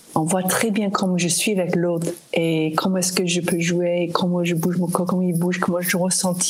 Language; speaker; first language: French; non-native, fluent; English